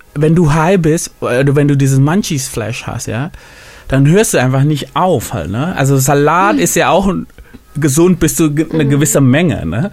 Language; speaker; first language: German; non-native, fluent; Indonesian